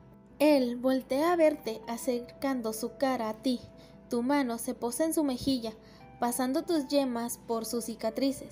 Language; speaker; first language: Spanish; native; Spanish